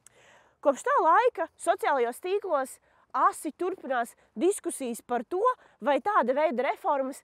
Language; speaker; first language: Latvian; native; Latvian